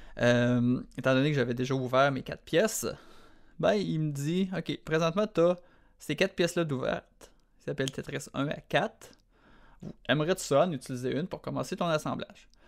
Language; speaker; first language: French; native; French